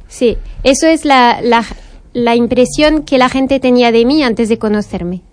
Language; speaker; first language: Spanish; non-native, fluent; French